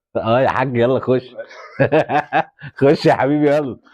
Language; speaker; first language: Arabic; native; Arabic